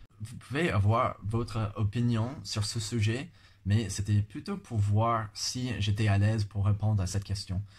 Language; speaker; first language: French; non-native, fluent; English